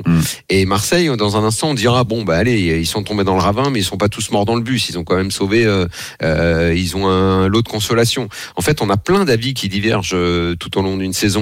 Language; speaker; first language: French; native; French